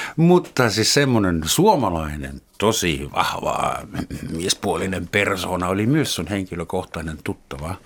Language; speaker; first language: Finnish; non-native, fluent; German